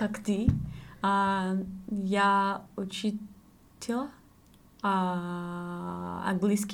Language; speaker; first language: Russian; non-native, learner; English